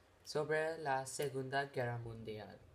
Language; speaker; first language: Spanish; non-native, learner; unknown